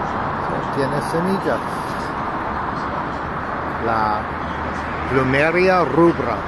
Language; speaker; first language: Spanish; non-native, learner; English